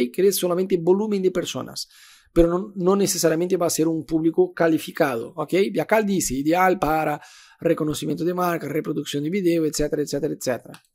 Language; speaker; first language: Spanish; non-native, fluent; Portuguese